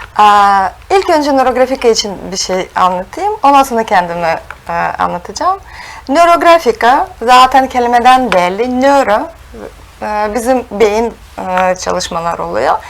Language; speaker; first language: Turkish; non-native, fluent; Russian